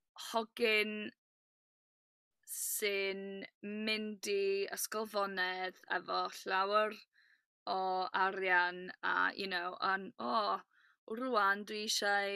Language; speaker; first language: Welsh; non-native, learner; English